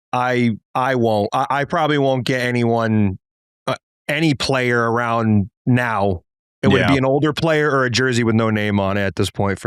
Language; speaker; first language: English; native; English